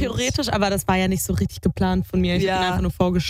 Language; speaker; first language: German; native; German